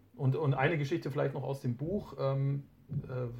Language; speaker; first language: German; native; German